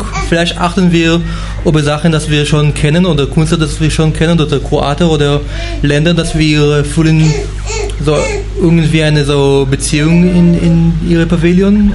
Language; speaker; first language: German; non-native, fluent; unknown